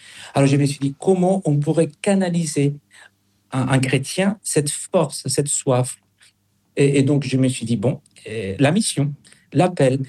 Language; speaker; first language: French; non-native, fluent; Spanish